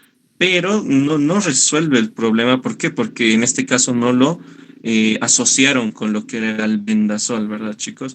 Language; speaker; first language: Spanish; native; Spanish